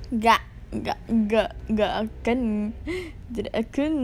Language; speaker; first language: Indonesian; native; Indonesian